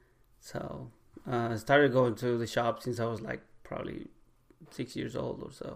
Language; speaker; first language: English; non-native, fluent; Spanish